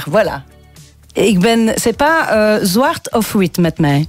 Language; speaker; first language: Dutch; non-native, local second language; French